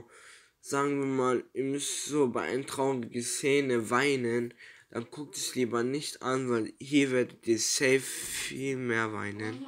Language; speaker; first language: German; early bilingual, other home language; Turkish